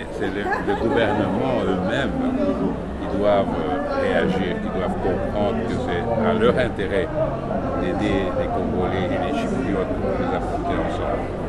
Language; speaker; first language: French; non-native, fluent; Greek